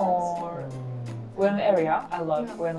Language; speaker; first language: English; non-native, learner; Japanese